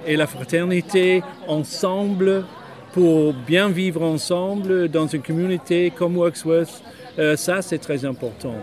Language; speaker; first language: French; non-native, fluent; English